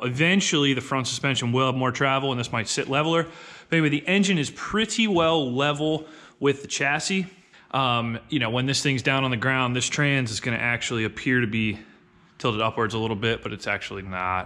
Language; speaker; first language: English; native; English